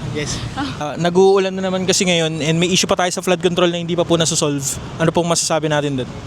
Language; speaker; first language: Filipino; native; Filipino